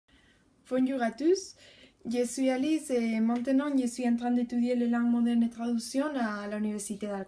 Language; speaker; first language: French; non-native, learner; Spanish